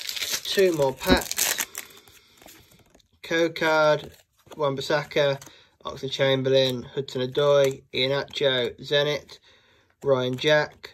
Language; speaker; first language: English; native; English